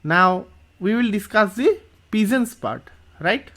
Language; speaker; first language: English; non-native, local second language; Assamese